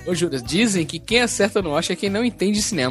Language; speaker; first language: Portuguese; native; Portuguese